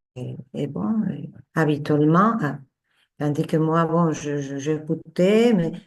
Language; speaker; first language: French; non-native, fluent; Spanish